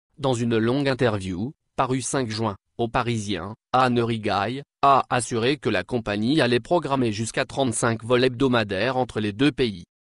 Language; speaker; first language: French; non-native, local second language; Arabic